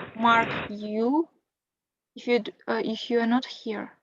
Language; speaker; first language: English; non-native, fluent; Kazakh